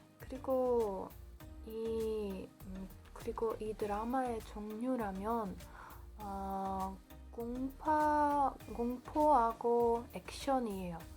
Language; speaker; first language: Korean; non-native, learner; Polish